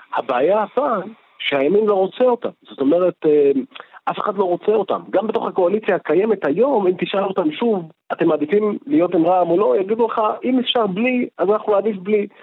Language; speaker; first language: Hebrew; non-native, local second language; Arabic